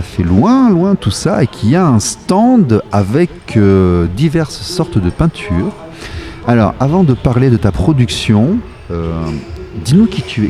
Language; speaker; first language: French; native; French